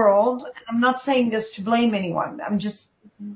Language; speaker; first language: English; non-native, local second language; Dutch